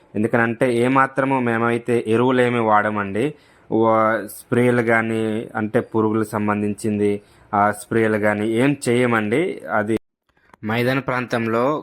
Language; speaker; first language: Telugu; native; Telugu